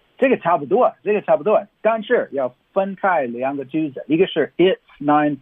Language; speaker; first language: Chinese; non-native, fluent; English